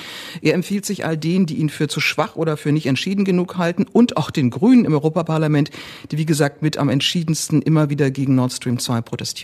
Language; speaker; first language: German; native; German